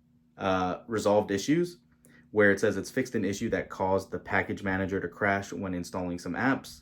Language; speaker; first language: English; native; English